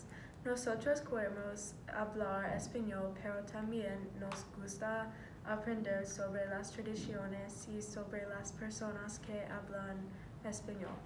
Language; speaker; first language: Spanish; non-native, learner; English